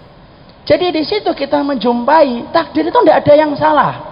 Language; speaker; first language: Indonesian; native; Indonesian